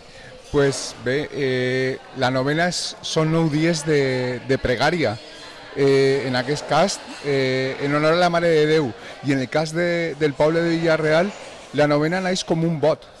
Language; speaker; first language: Catalan; native; Catalan